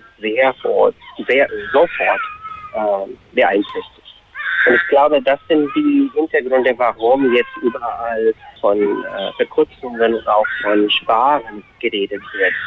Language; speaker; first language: German; non-native, fluent; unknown